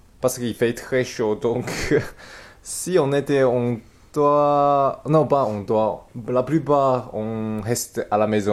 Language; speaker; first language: French; non-native, learner; Chinese